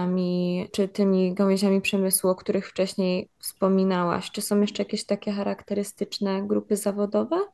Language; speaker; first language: Polish; native; Polish